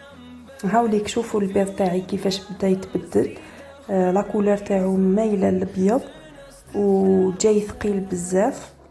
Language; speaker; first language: Arabic; native; Arabic